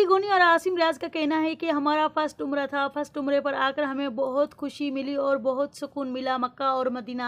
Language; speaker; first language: Hindi; native; Hindi